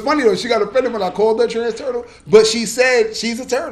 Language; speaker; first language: English; native; English